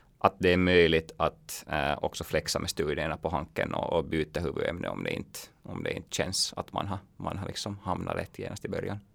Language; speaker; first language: Swedish; native; Swedish